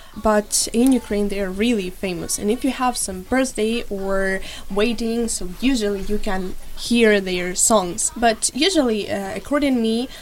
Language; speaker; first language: English; non-native, fluent; Ukrainian